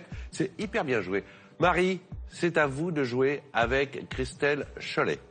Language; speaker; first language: French; native; French